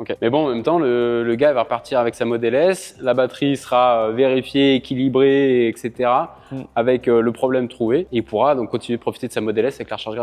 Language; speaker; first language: French; native; French